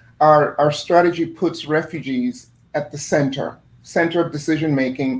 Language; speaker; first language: English; non-native, fluent; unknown